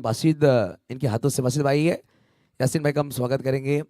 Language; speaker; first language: Hindi; non-native, local second language; Marathi